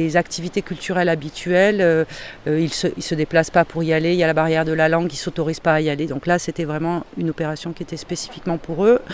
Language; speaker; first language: French; native; French